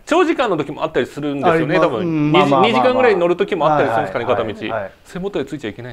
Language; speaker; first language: Japanese; native; Japanese